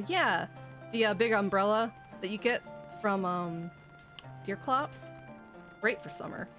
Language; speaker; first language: English; native; English